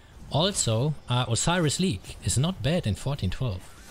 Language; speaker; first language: English; non-native, fluent; German